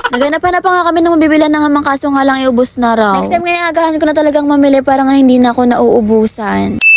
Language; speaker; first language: Filipino; non-native, local second language; Cebuano